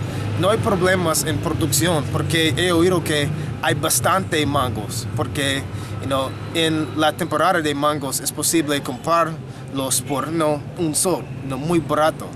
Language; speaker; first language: Spanish; non-native, fluent; English